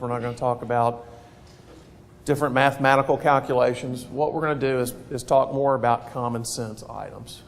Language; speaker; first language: English; native; English